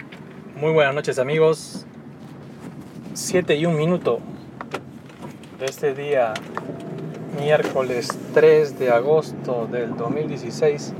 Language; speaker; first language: Spanish; native; Spanish